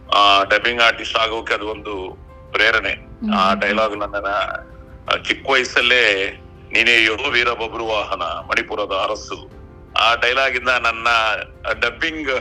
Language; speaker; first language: Kannada; non-native, local second language; Telugu